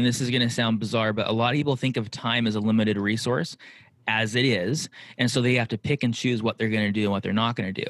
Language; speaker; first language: English; native; English